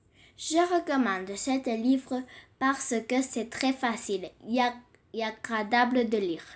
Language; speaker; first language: French; non-native, learner; Catalan